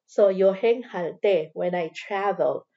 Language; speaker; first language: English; non-native, local second language; Filipino